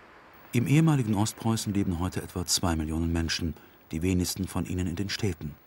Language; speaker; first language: German; native; German